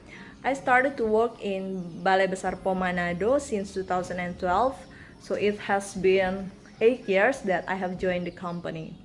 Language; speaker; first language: English; non-native, learner; Indonesian